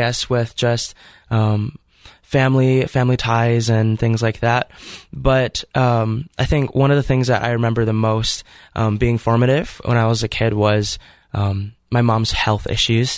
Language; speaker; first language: English; native; English